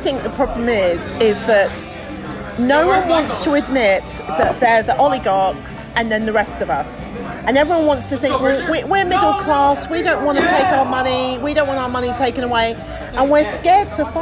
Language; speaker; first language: English; native; English